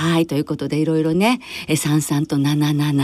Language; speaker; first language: Japanese; native; Japanese